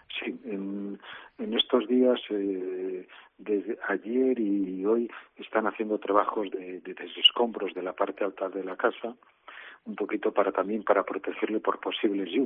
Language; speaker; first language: Spanish; native; Spanish